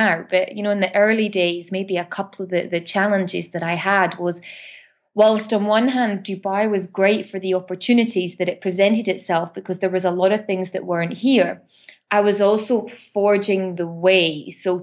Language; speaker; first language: English; native; English